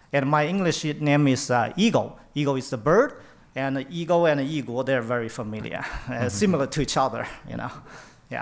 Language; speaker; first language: English; non-native, fluent; Chinese